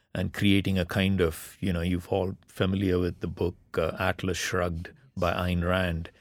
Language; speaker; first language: English; non-native, local second language; Tamil